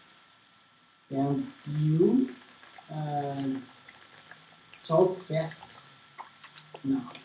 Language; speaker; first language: English; non-native, learner; Portuguese